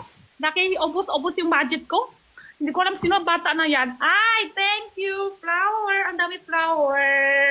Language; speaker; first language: Filipino; non-native, learner; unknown